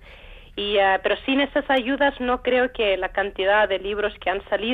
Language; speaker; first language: Spanish; non-native, fluent; Icelandic